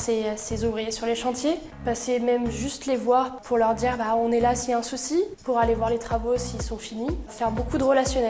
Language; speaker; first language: French; native; French